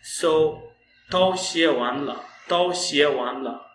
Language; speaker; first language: Chinese; non-native, fluent; Urdu